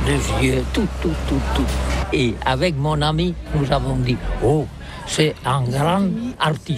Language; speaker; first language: French; non-native, learner; Catalan